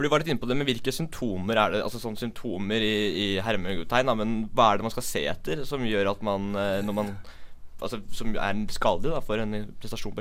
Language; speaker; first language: Norwegian; native; Norwegian